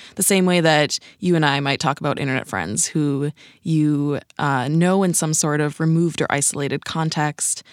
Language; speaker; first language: English; native; English